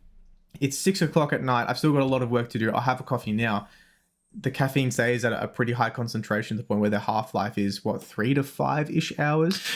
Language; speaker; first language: English; native; English